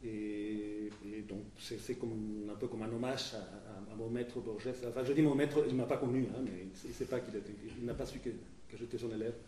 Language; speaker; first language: French; non-native, fluent; Spanish